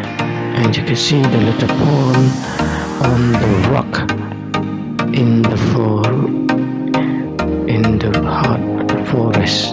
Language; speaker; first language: English; non-native, learner; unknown